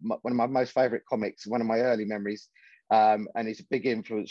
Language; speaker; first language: English; native; English